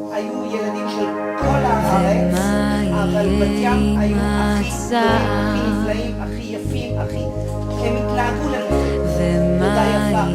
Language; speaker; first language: Hebrew; non-native, fluent; French